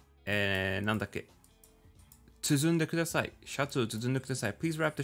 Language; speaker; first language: Japanese; non-native, learner; English